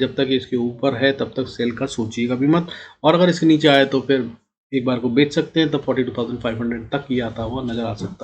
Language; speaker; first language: Hindi; native; Hindi